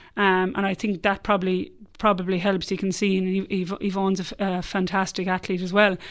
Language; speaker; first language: English; native; English